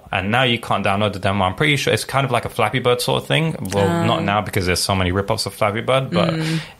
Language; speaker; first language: English; early bilingual, other home language; Arabic